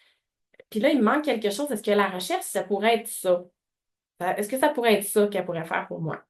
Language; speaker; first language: French; native; French